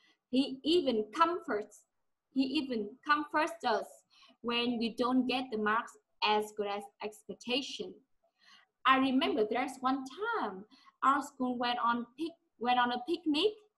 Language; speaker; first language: English; non-native, fluent; Vietnamese